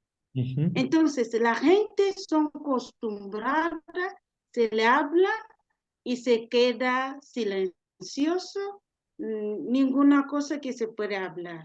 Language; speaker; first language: Spanish; non-native, learner; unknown